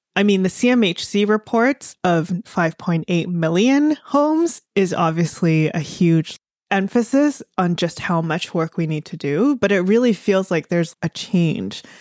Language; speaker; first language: English; native; English